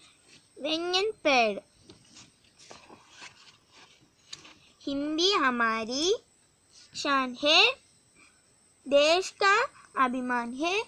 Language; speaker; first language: Hindi; non-native, local second language; Malayalam